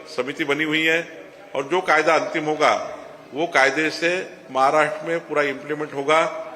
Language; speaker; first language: Hindi; non-native, local second language; Marathi